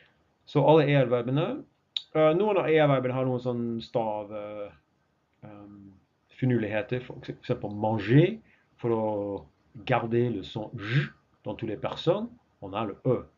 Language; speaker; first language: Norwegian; non-native, fluent; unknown